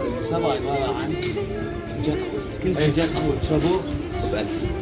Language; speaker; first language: Arabic; native; Arabic